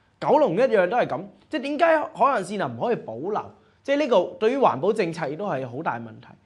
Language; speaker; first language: Cantonese; native; Cantonese